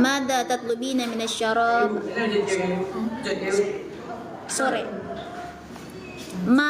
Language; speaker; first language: Arabic; non-native, fluent; Indonesian